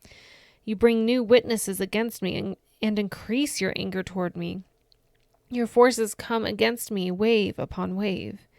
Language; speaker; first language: English; native; English